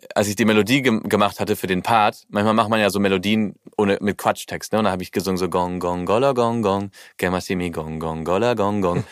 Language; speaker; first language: German; early bilingual, heritage; German